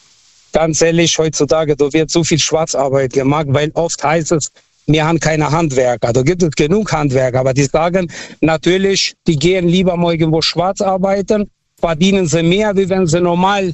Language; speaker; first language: German; non-native, fluent; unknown